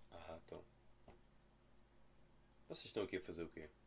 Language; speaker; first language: Portuguese; native; Portuguese